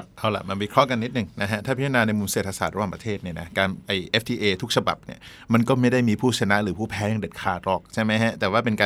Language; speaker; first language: Thai; native; Thai